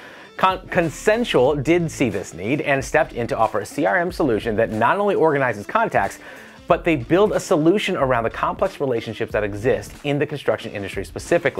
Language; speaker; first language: English; native; English